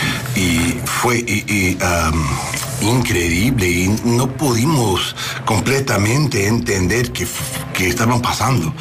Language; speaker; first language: Spanish; non-native, learner; English